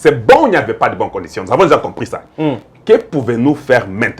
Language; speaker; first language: French; non-native, local second language; Lingala